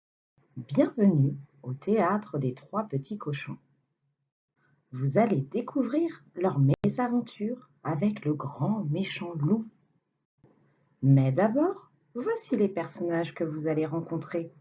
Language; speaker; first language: French; native; French